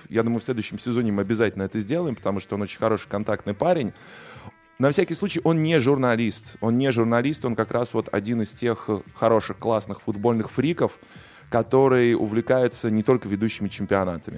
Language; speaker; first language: Russian; native; Russian